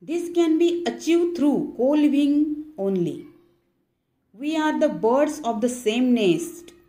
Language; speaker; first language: English; non-native, local second language; Marathi